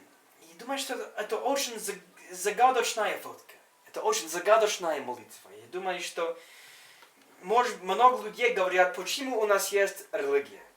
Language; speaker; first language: Russian; non-native, fluent; English